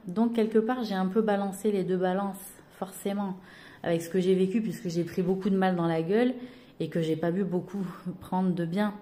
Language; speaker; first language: French; native; French